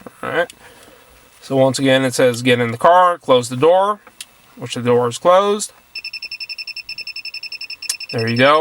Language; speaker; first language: English; native; English